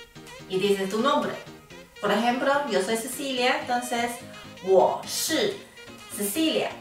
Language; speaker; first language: Spanish; non-native, fluent; Chinese